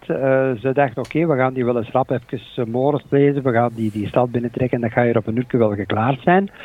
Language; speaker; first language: Dutch; native; Dutch